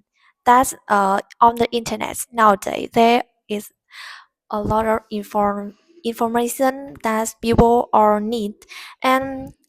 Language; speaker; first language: English; non-native, learner; Vietnamese